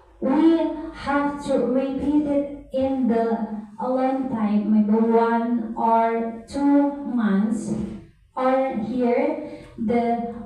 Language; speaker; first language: English; non-native, learner; Indonesian